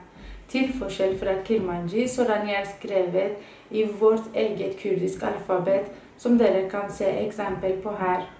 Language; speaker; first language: Norwegian; non-native, fluent; Kurdish